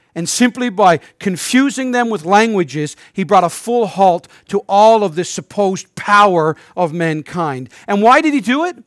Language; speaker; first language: English; native; English